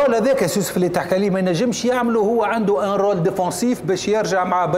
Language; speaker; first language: Arabic; native; Arabic